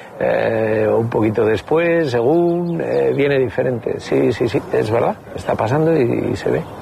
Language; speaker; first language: Spanish; native; Spanish